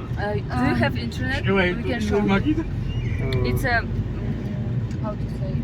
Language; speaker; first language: English; non-native, learner; Russian